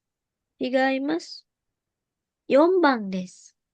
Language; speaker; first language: Japanese; non-native, fluent; Indonesian